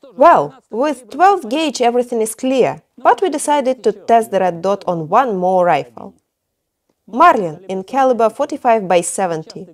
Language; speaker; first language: English; non-native, fluent; Russian